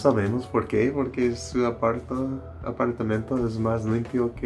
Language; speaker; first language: Spanish; non-native, learner; English